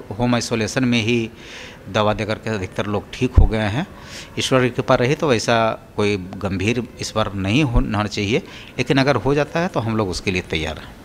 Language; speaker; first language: Hindi; native; Hindi